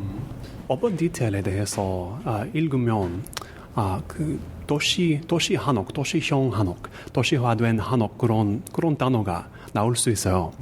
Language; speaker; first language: Korean; non-native, learner; English